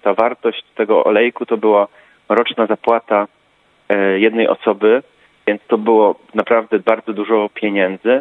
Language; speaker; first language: Polish; native; Polish